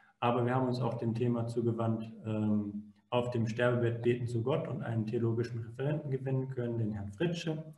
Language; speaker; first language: German; native; German